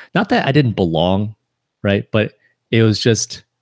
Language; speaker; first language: English; early bilingual, other home language; Chinese